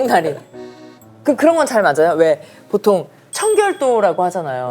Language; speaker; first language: Korean; native; Korean